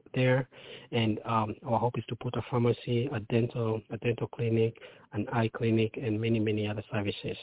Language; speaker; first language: English; non-native, local second language; Kikuyu